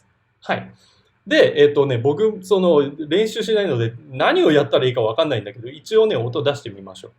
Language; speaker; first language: Japanese; native; Japanese